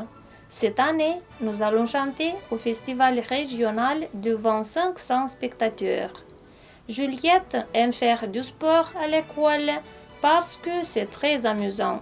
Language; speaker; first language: French; non-native, fluent; Romanian